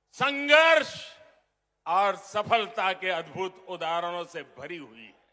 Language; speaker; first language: Hindi; non-native, local second language; Gujarati